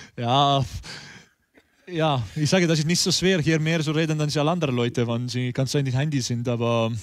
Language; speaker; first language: German; non-native, learner; Estonian